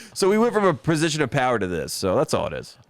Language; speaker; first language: English; native; English